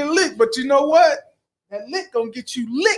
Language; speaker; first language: English; native; English